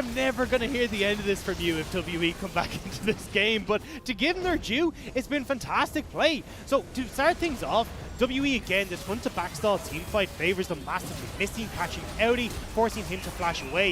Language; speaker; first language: English; native; English